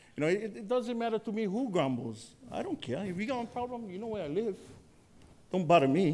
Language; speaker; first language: English; native; English